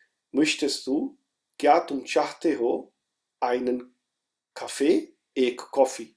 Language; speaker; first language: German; non-native, fluent; Urdu